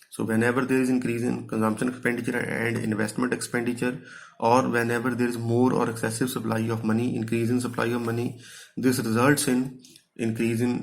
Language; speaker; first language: English; non-native, local second language; Punjabi